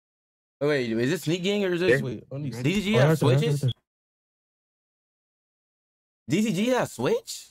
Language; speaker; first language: English; native; English